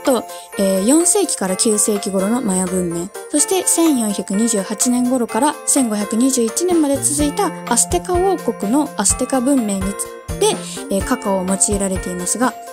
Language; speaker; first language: Japanese; native; Japanese